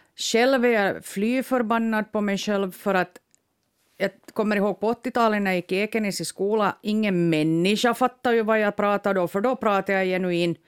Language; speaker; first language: Swedish; native; Swedish